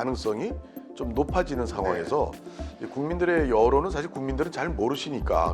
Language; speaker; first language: Korean; native; Korean